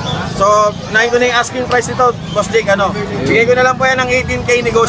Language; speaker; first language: Filipino; native; Filipino